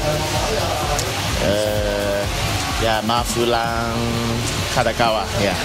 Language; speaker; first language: Indonesian; non-native, learner; Japanese